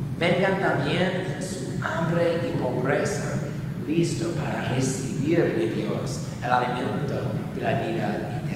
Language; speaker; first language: Spanish; non-native, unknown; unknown